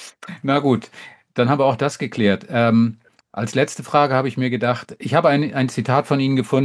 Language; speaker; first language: German; native; German